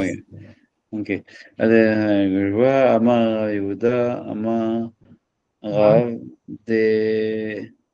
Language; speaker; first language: French; native; French